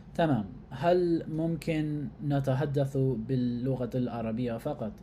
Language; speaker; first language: Arabic; non-native, learner; English